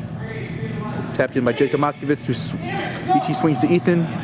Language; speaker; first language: English; native; English